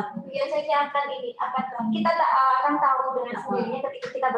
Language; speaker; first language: Indonesian; native; Indonesian